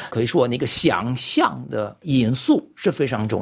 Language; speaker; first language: Chinese; non-native, fluent; French